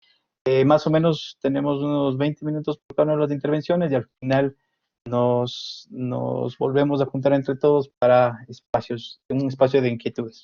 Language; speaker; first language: Spanish; native; Spanish